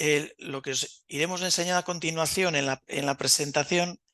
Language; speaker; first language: Spanish; native; Spanish